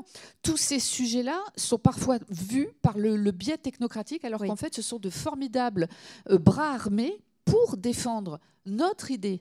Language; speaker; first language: French; native; French